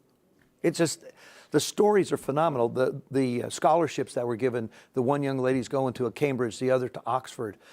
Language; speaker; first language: English; native; English